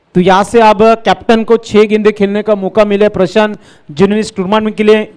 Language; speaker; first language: Hindi; non-native, local second language; Marathi